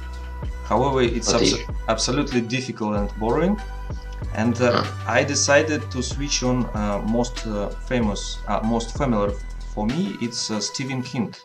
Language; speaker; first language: English; non-native, learner; Russian